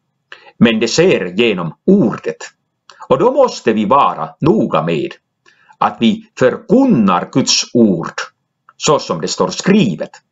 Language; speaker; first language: Swedish; non-native, local second language; Finnish